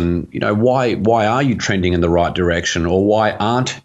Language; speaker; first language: English; native; English